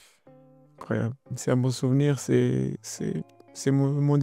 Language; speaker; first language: French; non-native, learner; Portuguese